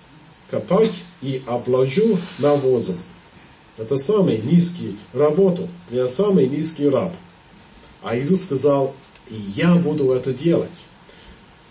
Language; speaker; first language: Russian; non-native, fluent; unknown